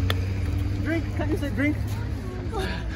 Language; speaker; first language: English; non-native, learner; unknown